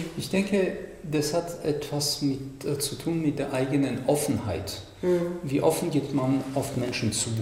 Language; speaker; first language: German; non-native, fluent; French